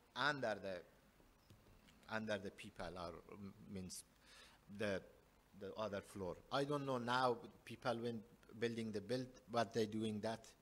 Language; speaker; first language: English; non-native, learner; Persian